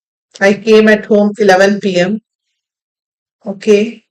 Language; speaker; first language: English; non-native, local second language; Hindi